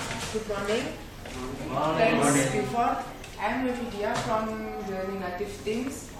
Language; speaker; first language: English; non-native, learner; Indonesian